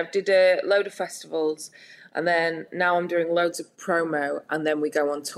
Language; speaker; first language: English; native; English